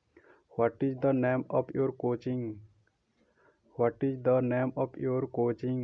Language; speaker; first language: English; non-native, local second language; Odia